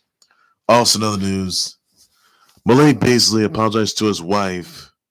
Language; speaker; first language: English; native; English